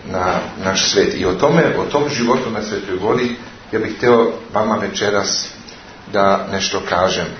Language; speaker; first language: Serbian; early bilingual, heritage; Serbian